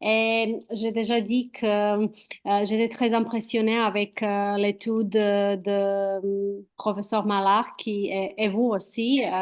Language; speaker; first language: French; non-native, fluent; Croatian